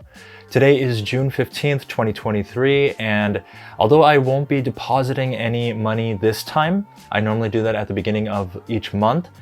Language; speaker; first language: English; native; English